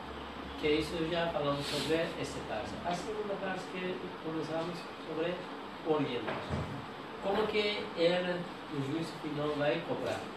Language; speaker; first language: Portuguese; non-native, learner; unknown